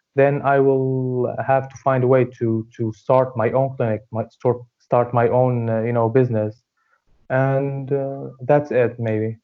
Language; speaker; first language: English; non-native, fluent; Arabic